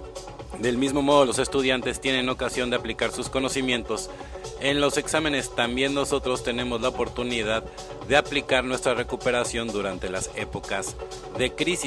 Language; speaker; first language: Spanish; native; Spanish